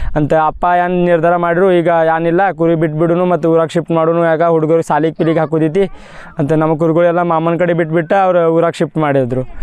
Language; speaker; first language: Kannada; non-native, local second language; Marathi